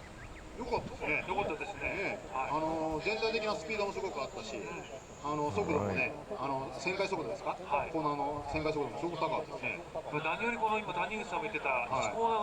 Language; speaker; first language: Japanese; native; Japanese